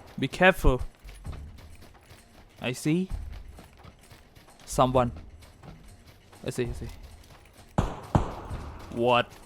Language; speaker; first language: English; non-native, learner; Thai